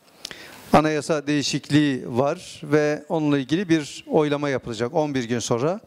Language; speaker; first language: Turkish; native; Turkish